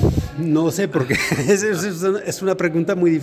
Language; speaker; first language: Spanish; non-native, fluent; French